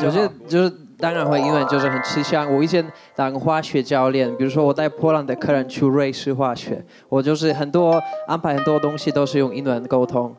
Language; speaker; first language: Chinese; non-native, fluent; Polish